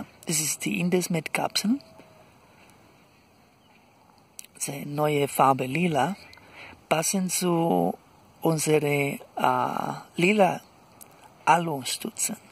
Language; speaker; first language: German; non-native, fluent; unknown